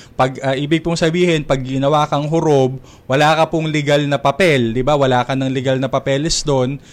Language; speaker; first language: Filipino; native; Filipino